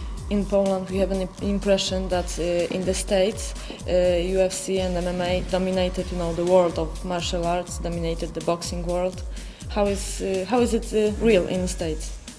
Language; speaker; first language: English; non-native, fluent; Polish